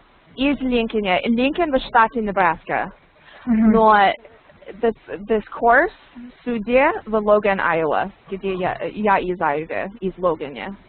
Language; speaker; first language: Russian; non-native, learner; English